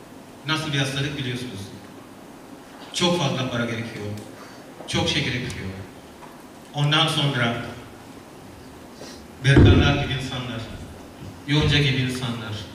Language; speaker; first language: Turkish; non-native, fluent; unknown